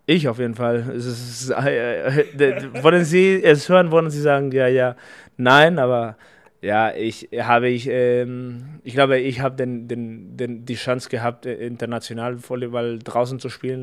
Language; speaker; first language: German; non-native, fluent; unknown